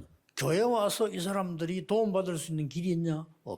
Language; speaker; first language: Korean; native; Korean